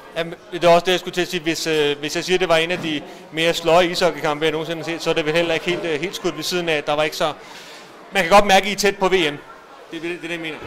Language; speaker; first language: Danish; native; Danish